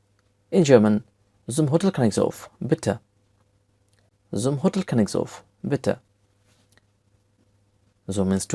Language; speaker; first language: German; non-native, fluent; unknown